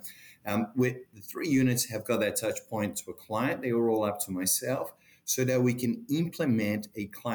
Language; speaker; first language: English; non-native, fluent; Portuguese